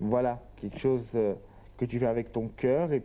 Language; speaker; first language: French; native; French